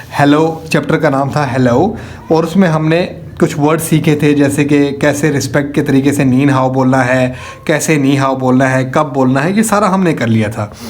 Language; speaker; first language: Urdu; native; Urdu